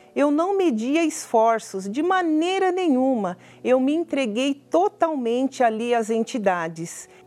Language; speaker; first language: Portuguese; native; Portuguese